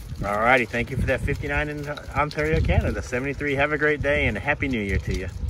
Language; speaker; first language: English; native; English